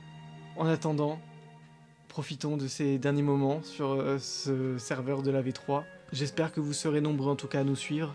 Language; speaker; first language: French; native; French